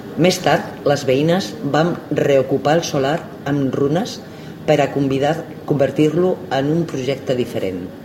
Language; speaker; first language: Catalan; native; Catalan